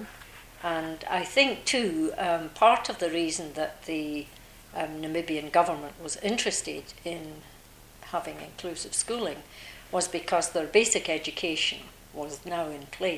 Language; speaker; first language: English; native; English